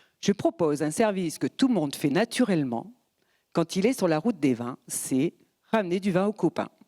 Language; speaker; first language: French; early bilingual, other home language; Portuguese